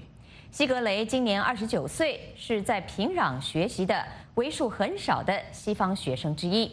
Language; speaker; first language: Chinese; native; Chinese